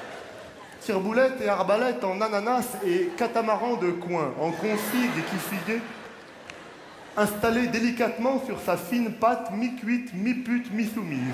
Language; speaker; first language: French; native; French